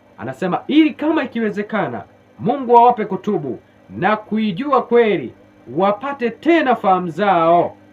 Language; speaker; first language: Swahili; native; Swahili